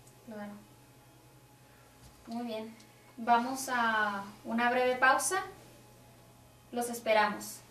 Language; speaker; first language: Spanish; native; Spanish